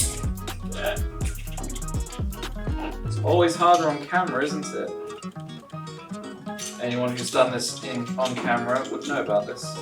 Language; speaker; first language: English; native; English